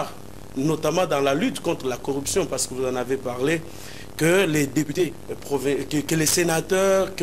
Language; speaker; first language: French; non-native, local second language; Lingala